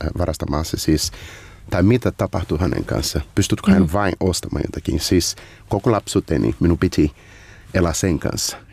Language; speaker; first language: Finnish; non-native, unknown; Portuguese